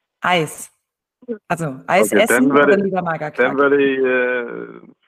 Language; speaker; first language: German; native; German